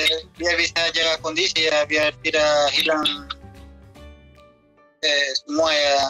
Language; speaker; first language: Indonesian; non-native, fluent; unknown